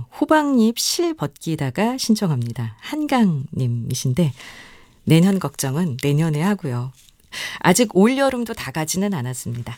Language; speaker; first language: Korean; native; Korean